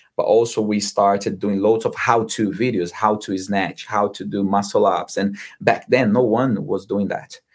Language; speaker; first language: English; non-native, fluent; Portuguese